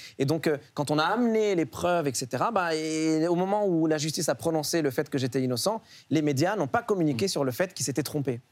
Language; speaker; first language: French; early bilingual, other home language; Arabic